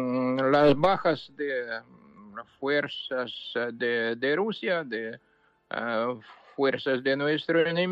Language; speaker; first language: Spanish; non-native, fluent; Ukrainian